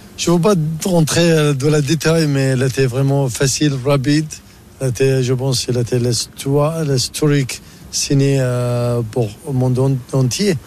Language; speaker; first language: French; non-native, learner; Arabic